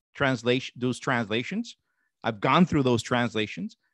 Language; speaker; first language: English; non-native, fluent; Spanish